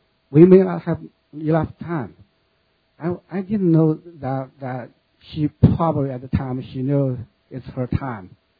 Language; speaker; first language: English; non-native, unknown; Chinese